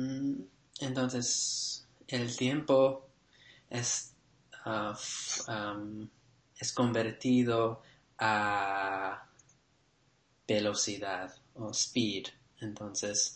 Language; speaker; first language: Spanish; non-native, learner; English